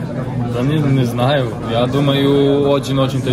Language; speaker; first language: Russian; non-native, fluent; Slovenian